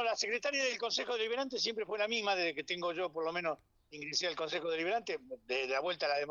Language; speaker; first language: Spanish; native; Spanish